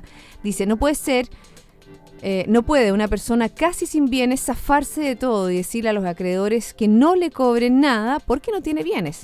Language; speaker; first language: Spanish; native; Spanish